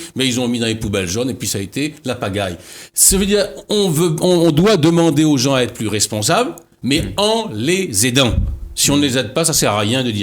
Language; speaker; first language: French; native; French